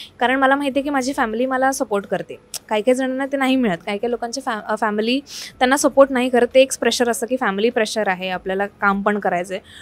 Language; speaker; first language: Marathi; native; Marathi